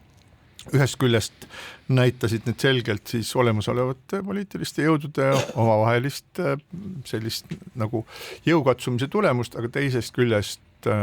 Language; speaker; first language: Estonian; native; Estonian